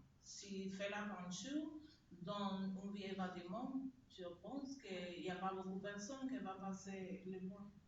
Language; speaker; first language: French; non-native, learner; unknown